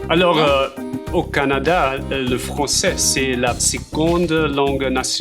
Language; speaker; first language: French; non-native, fluent; German